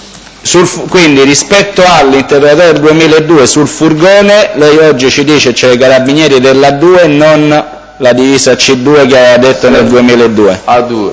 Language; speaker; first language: Italian; native; Italian